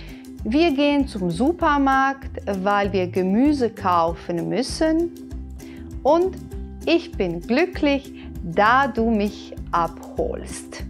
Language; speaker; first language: German; non-native, fluent; Bosnian